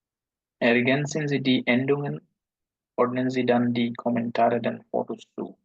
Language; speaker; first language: German; non-native, fluent; Bangla